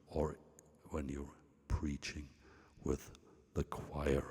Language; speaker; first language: English; non-native, fluent; German